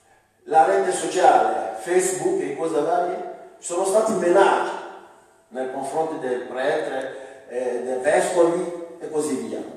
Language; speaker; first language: Italian; non-native, fluent; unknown